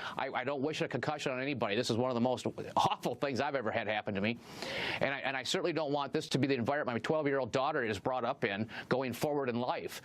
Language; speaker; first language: English; native; English